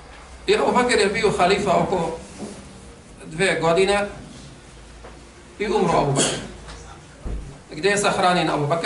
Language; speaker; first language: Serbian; non-native, fluent; Arabic